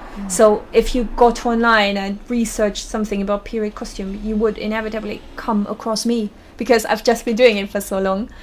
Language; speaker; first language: English; non-native, fluent; German